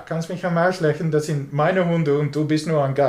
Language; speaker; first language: German; non-native, learner; English